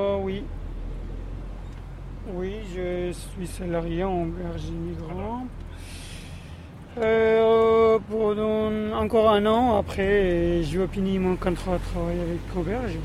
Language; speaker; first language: French; non-native, learner; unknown